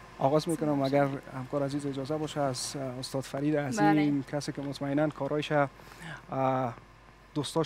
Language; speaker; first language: Persian; native; Persian